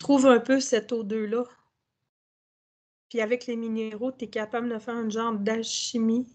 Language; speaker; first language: French; native; French